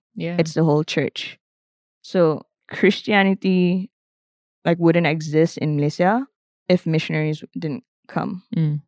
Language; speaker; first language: English; non-native, local second language; Malay